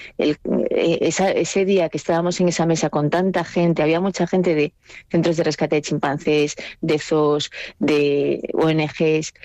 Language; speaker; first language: Spanish; native; Spanish